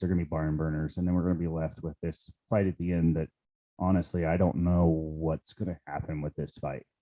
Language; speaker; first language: English; native; English